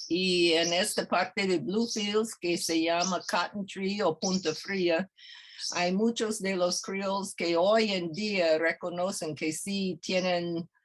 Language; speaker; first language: Spanish; non-native, fluent; English